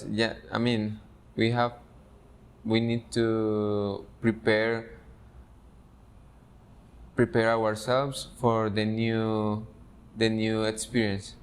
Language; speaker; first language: English; non-native, fluent; Spanish